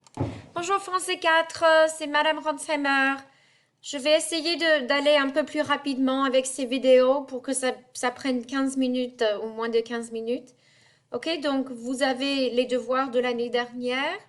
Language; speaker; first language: French; non-native, fluent; English